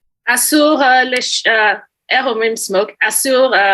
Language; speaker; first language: Hebrew; non-native, learner; English